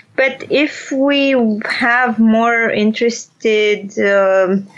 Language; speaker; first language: English; non-native, fluent; Romanian